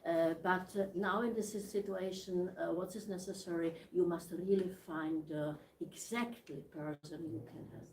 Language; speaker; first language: English; non-native, learner; Czech